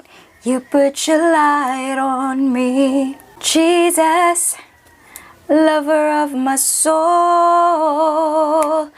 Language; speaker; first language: English; non-native, local second language; Filipino